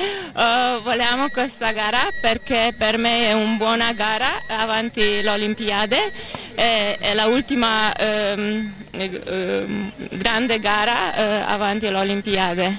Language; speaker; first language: Italian; non-native, learner; Croatian